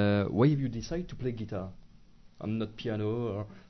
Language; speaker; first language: English; non-native, learner; French